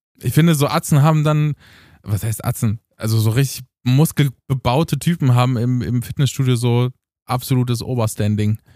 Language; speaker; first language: German; early bilingual, other home language; Romanian